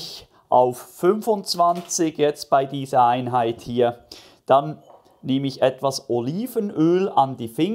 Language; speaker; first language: German; native; German